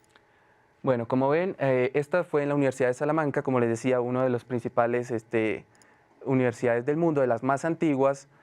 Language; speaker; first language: Spanish; native; Spanish